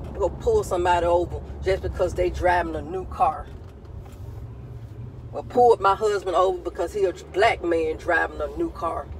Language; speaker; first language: English; native; English